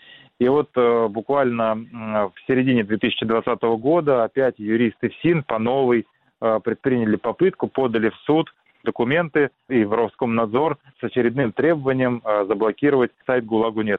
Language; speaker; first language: Russian; native; Russian